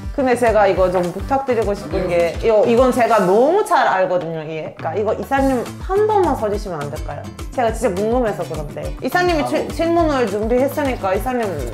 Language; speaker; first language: Korean; non-native, fluent; Turkish